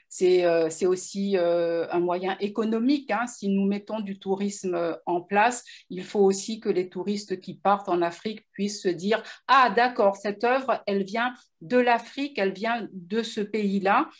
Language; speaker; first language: French; native; French